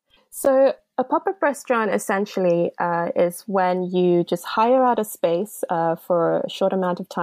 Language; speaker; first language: English; non-native, local second language; Yoruba